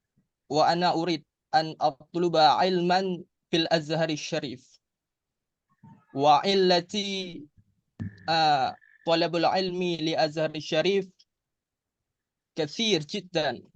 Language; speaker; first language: Arabic; non-native, learner; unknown